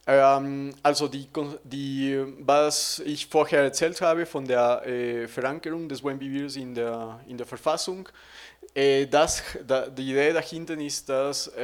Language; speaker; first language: German; non-native, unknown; Spanish